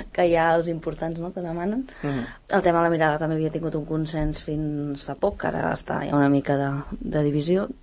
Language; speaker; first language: Catalan; native; Catalan